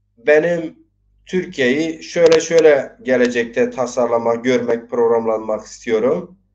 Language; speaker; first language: Turkish; non-native, local second language; Zaza